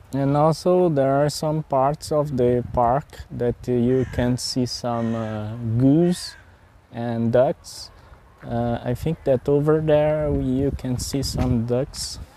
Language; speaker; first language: English; non-native, fluent; Portuguese